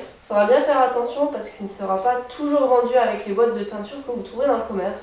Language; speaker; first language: French; native; French